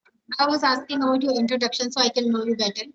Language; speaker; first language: English; non-native, learner; Hindi